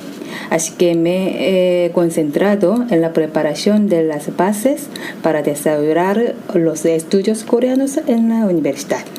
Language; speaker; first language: Spanish; non-native, fluent; Korean